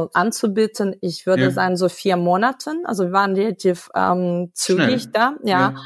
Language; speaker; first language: German; non-native, fluent; Russian